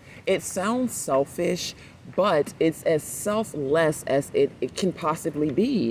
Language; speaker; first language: English; native; English